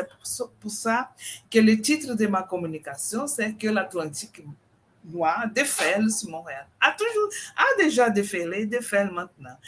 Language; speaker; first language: French; non-native, fluent; Portuguese